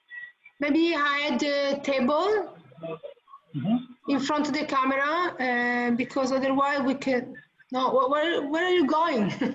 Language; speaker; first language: English; non-native, fluent; Italian